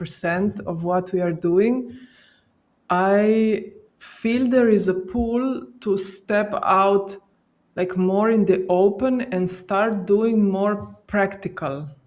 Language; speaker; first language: English; non-native, fluent; Slovenian